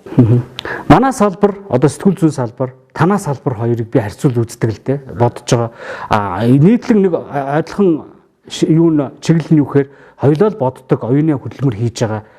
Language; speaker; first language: Mongolian; native; Mongolian